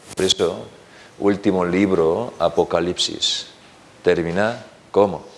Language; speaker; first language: Spanish; non-native, learner; Korean